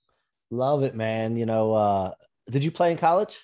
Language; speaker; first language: English; native; English